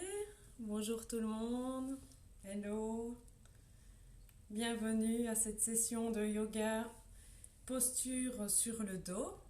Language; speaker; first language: French; native; French